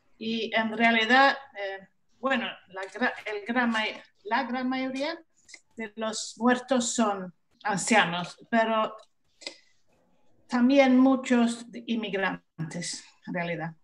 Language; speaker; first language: Spanish; non-native, fluent; Swedish